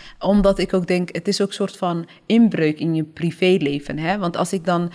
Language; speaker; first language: Dutch; early bilingual, other home language; Somali